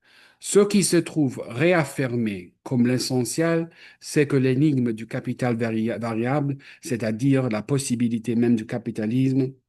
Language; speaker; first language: French; non-native, fluent; English